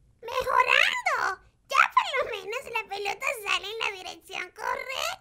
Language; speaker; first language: Spanish; native; Spanish